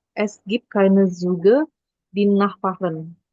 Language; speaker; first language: German; non-native, learner; Indonesian